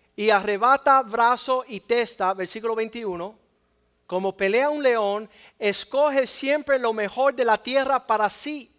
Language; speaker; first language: Spanish; native; Spanish